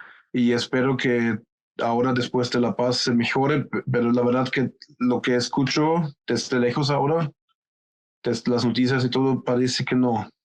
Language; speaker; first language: Spanish; non-native, fluent; German